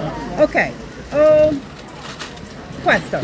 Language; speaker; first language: Italian; non-native, learner; English